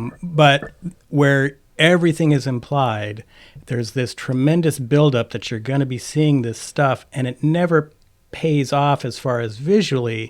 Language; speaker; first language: English; native; English